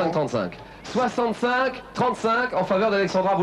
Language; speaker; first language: French; native; French